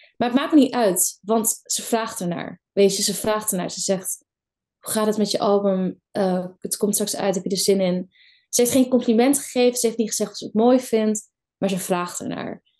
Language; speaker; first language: Dutch; early bilingual, other home language; Kurdish